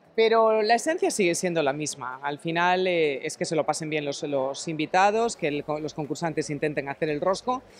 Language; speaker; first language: Spanish; native; Spanish